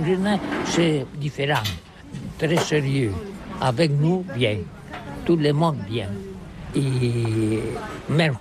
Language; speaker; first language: French; non-native, learner; Catalan